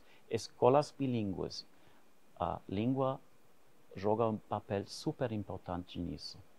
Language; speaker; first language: Portuguese; non-native, fluent; German